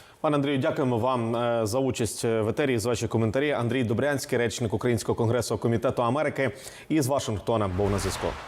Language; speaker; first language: Ukrainian; native; Ukrainian